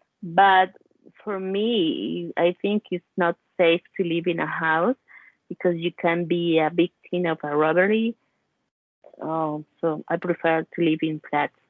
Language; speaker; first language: English; non-native, learner; Spanish